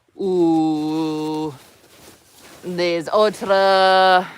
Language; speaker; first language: French; non-native, learner; English